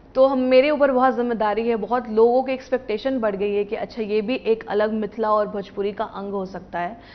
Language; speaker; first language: Hindi; native; Hindi